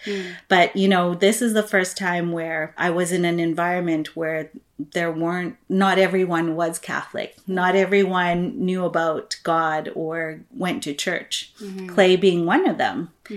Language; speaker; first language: English; non-native, local second language; Filipino